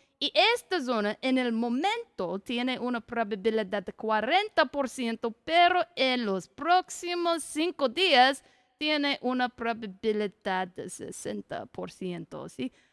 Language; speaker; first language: Spanish; non-native, learner; English